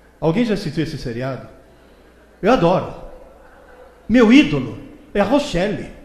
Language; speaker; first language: Portuguese; early bilingual, other home language; Italian